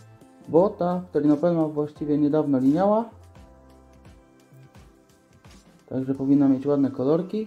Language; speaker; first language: Polish; native; Polish